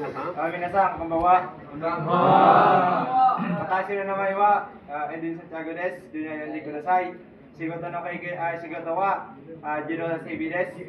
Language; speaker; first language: Japanese; non-native, learner; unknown